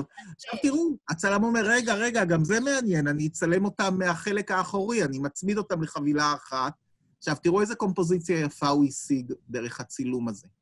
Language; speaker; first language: Hebrew; native; Hebrew